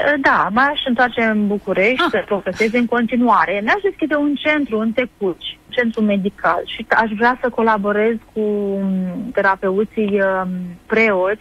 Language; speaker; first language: Romanian; native; Romanian